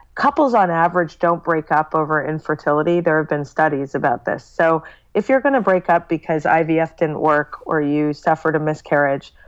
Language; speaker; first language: English; native; English